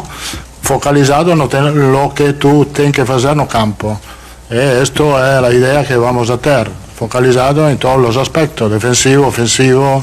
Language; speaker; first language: Portuguese; non-native, learner; Italian